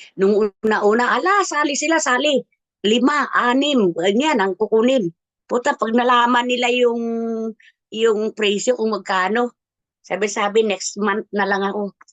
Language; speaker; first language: Filipino; non-native, local second language; Cebuano